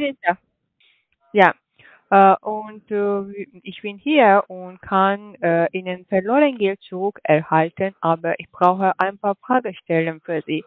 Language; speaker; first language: German; non-native, learner; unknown